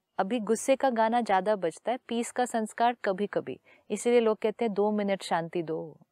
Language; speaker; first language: Hindi; native; Hindi